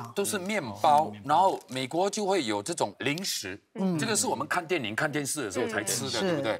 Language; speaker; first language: Chinese; native; Chinese